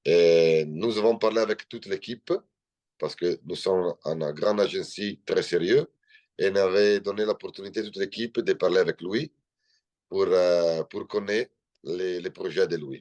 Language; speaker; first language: French; non-native, learner; Italian